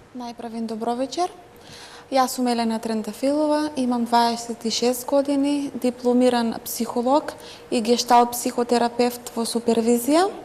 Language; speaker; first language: Macedonian; native; Macedonian